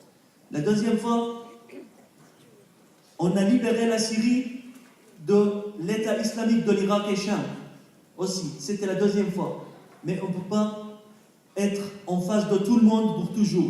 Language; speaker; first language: French; non-native, fluent; Arabic